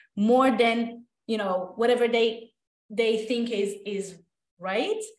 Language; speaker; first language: English; non-native, fluent; Hebrew